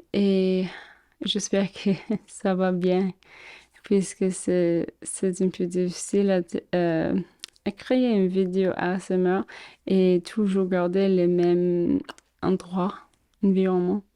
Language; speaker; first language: French; non-native, fluent; English